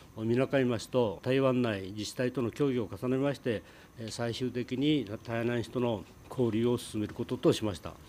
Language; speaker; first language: Japanese; native; Japanese